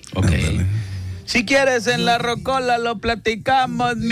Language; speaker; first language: Spanish; native; Spanish